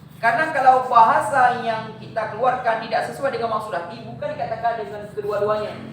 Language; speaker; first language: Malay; non-native, local second language; Achinese